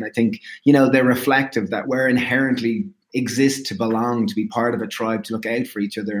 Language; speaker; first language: English; native; English